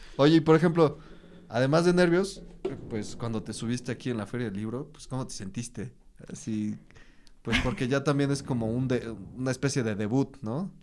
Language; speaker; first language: Spanish; native; Spanish